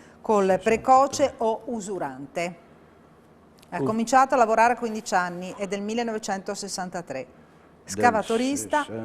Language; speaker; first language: Italian; native; Italian